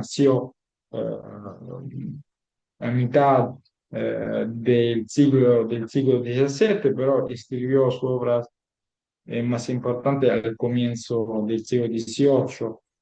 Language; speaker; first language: Spanish; non-native, learner; Italian